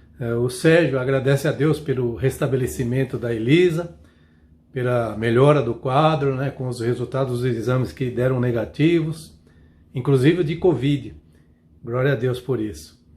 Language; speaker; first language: Portuguese; native; Portuguese